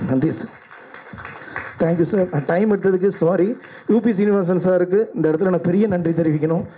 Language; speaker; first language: Tamil; native; Tamil